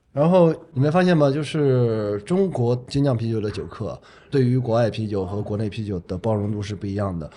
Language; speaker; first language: Chinese; native; Chinese